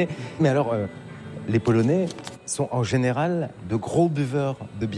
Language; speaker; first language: French; native; French